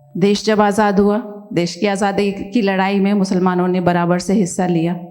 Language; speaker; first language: Hindi; native; Hindi